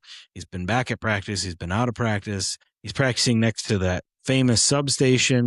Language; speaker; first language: English; native; English